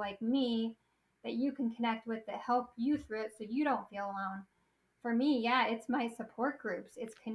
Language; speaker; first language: English; native; English